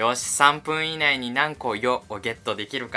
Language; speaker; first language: Japanese; native; Japanese